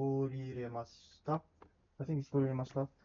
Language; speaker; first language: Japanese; non-native, learner; English